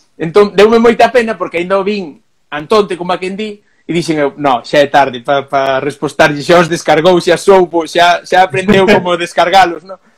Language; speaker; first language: Galician; non-native, local second language; Spanish